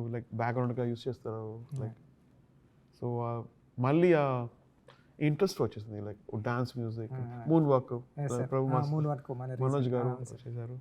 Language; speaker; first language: Telugu; non-native, local second language; Tamil